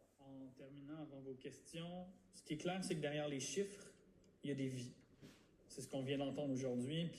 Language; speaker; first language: French; native; French